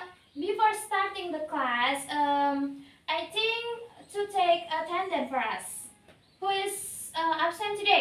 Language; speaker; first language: English; non-native, learner; Indonesian